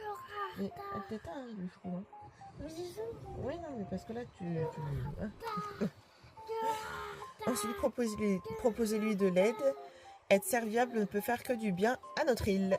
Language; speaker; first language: French; native; French